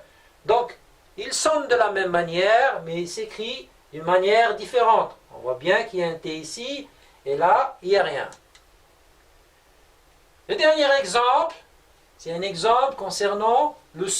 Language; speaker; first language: French; non-native, local second language; Arabic